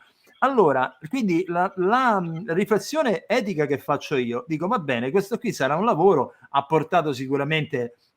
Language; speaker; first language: Italian; native; Italian